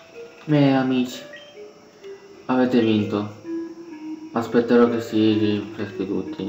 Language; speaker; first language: Italian; native; Italian